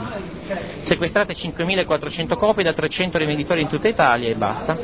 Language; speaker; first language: Italian; native; Italian